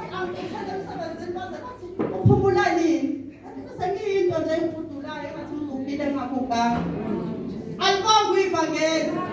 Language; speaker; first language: Zulu; non-native, local second language; Southern Sotho